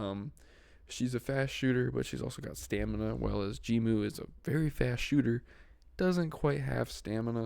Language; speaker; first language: English; native; English